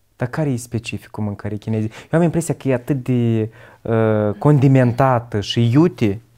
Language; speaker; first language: Romanian; native; Romanian